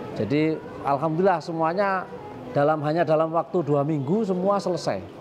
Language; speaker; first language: Indonesian; native; Indonesian